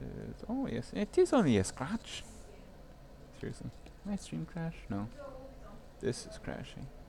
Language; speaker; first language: English; native; English